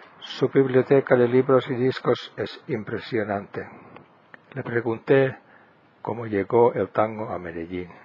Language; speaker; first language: Spanish; non-native, fluent; Finnish